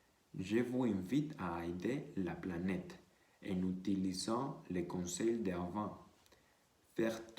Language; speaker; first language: French; non-native, learner; Spanish